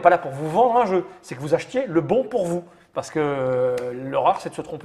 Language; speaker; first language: French; native; French